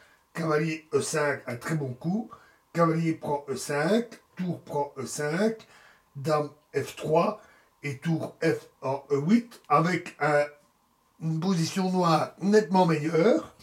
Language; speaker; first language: French; native; French